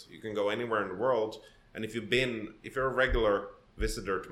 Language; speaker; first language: English; non-native, fluent; Swedish